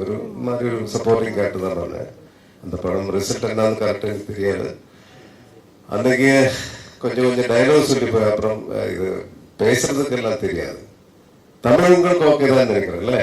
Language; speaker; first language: Tamil; non-native, local second language; Malayalam